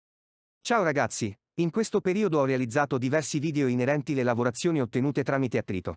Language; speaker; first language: Italian; native; Italian